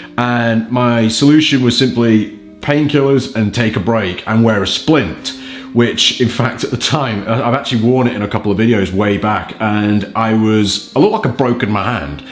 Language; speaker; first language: English; native; English